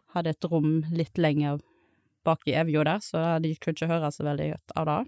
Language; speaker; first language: Norwegian; native; Norwegian